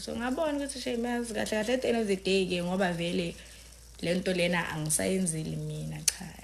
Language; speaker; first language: Zulu; non-native, local second language; Southern Sotho